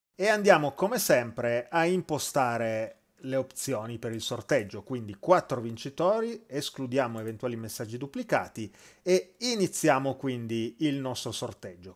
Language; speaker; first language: Italian; native; Italian